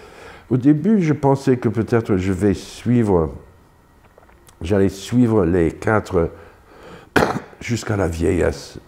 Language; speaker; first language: French; non-native, fluent; English